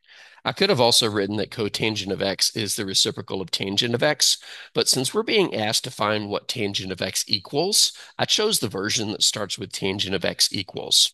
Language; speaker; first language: English; native; English